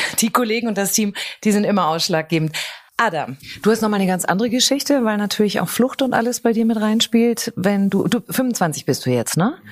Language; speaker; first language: German; native; German